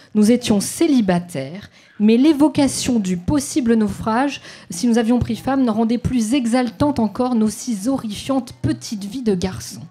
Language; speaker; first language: French; native; French